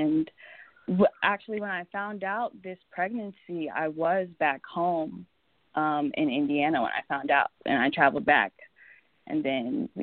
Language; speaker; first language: English; native; English